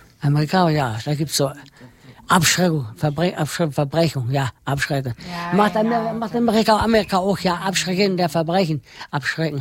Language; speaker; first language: German; non-native, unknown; Turkish